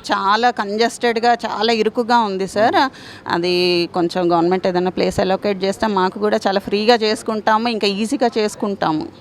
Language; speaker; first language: Telugu; native; Telugu